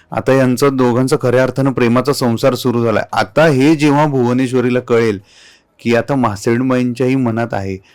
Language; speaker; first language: Marathi; native; Marathi